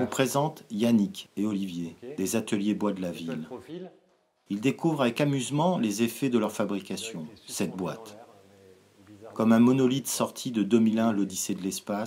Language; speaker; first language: French; native; French